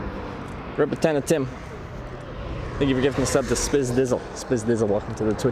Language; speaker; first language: English; native; English